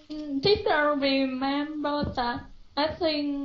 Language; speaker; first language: English; non-native, learner; Vietnamese